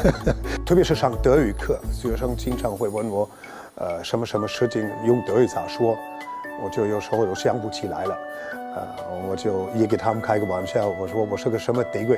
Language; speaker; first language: Chinese; non-native, fluent; German